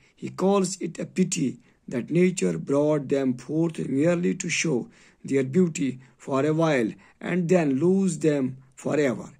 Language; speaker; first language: English; non-native, local second language; Urdu